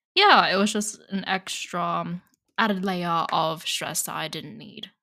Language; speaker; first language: English; non-native, local second language; Vietnamese